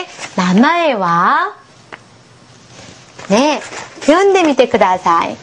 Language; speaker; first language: Japanese; non-native, fluent; Korean